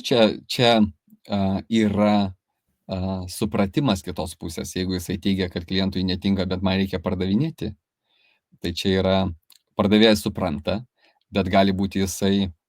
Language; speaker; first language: Lithuanian; native; Lithuanian